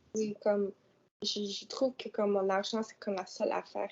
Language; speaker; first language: French; non-native, local second language; English